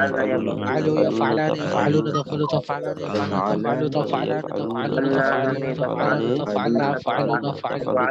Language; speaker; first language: Arabic; non-native, learner; Bangla